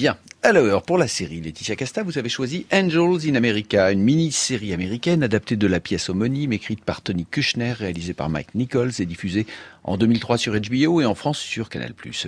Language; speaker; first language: French; native; French